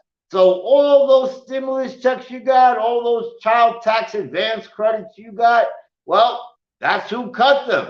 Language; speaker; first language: English; native; English